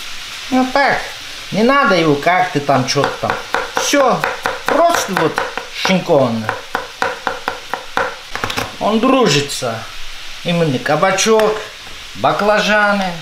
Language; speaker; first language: Russian; non-native, fluent; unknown